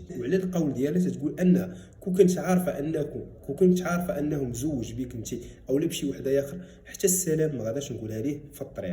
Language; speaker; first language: Arabic; native; Arabic